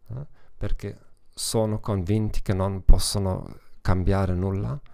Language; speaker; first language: Italian; non-native, learner; German